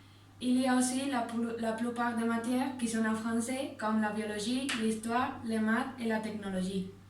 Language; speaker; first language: French; non-native, learner; Spanish